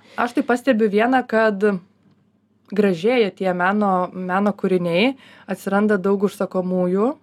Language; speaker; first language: Lithuanian; native; Lithuanian